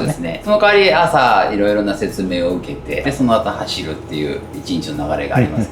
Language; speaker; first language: Japanese; native; Japanese